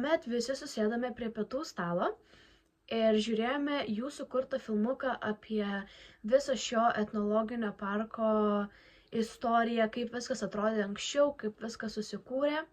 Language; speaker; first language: Lithuanian; native; Lithuanian